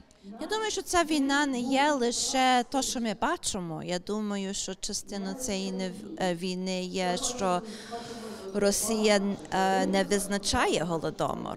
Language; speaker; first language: Ukrainian; early bilingual, heritage; English